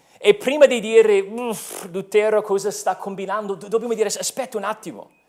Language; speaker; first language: Italian; non-native, fluent; English